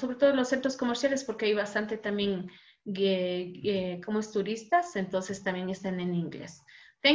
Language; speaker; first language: Spanish; native; Spanish